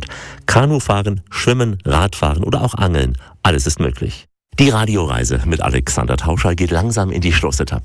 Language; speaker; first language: German; native; German